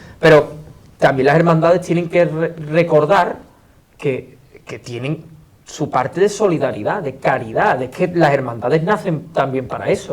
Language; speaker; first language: Spanish; native; Spanish